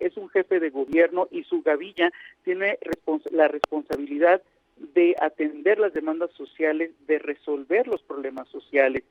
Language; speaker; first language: Spanish; native; Spanish